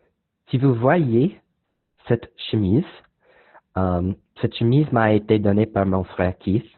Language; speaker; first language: French; non-native, learner; English